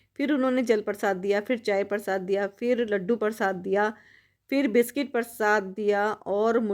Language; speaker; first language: Hindi; native; Hindi